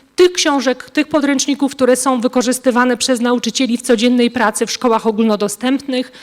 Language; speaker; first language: Polish; native; Polish